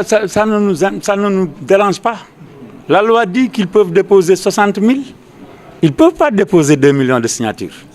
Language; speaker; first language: French; non-native, local second language; Wolof